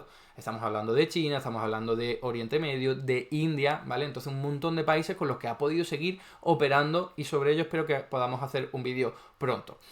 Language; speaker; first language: Spanish; native; Spanish